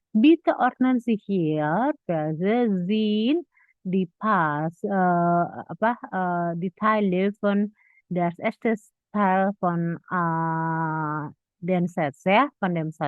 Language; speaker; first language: German; non-native, fluent; Indonesian